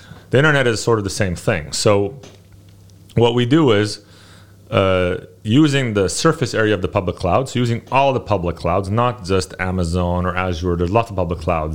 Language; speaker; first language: English; early bilingual, other home language; Hebrew